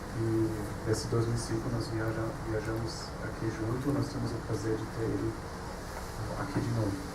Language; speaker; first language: Portuguese; non-native, fluent; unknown